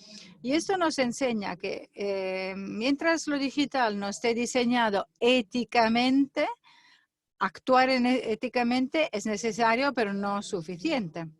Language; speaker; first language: Spanish; non-native, fluent; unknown